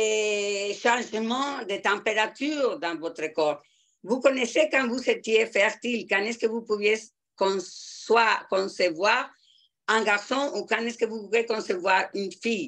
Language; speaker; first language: French; non-native, fluent; Spanish